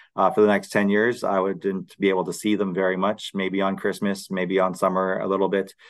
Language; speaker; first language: English; native; English